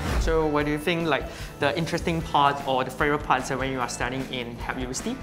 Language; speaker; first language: English; non-native, local second language; Chinese